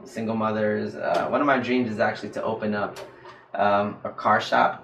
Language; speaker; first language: English; native; English